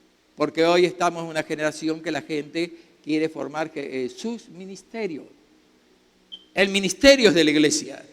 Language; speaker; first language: Spanish; native; Spanish